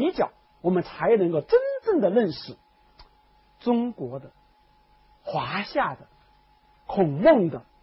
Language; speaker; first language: Chinese; native; Chinese